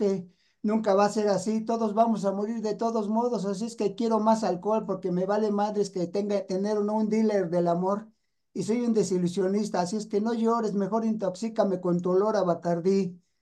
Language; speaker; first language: Spanish; native; Spanish